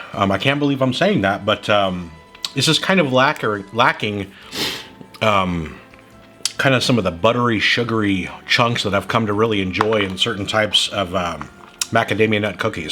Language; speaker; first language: English; native; English